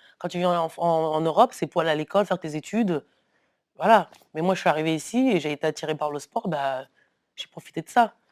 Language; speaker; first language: French; early bilingual, other home language; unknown